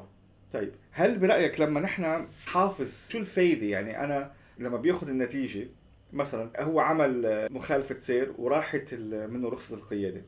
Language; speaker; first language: Arabic; native; Arabic